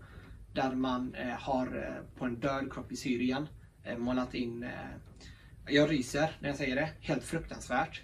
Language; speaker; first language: Swedish; early bilingual, other home language; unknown